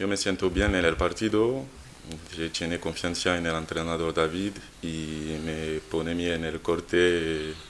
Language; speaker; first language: Spanish; non-native, learner; French